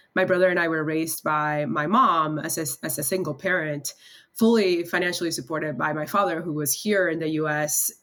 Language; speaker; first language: English; early bilingual, other home language; Spanish